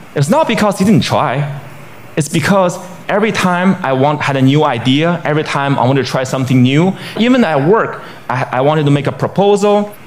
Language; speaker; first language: English; non-native, fluent; Chinese